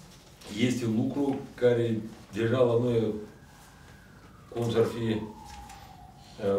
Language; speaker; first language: Romanian; non-native, local second language; Russian